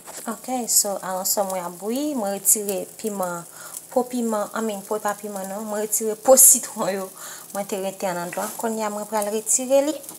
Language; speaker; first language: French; non-native, learner; Haitian Creole